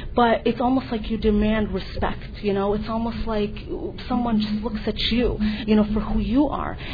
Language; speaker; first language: English; native; English